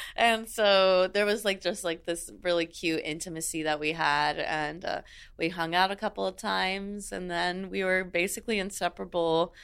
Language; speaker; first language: English; native; English